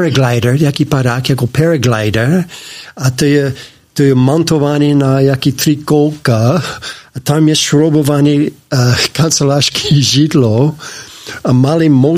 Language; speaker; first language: Czech; non-native, learner; English